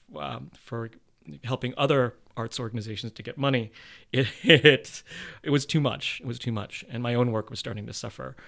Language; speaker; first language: English; native; English